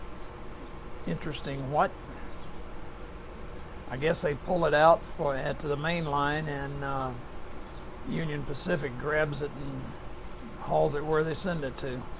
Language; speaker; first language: English; native; English